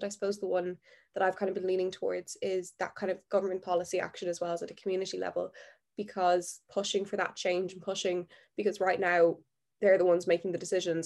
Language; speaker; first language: English; native; English